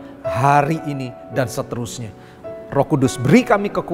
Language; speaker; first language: Indonesian; native; Indonesian